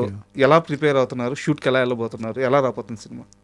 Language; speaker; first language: Telugu; native; Telugu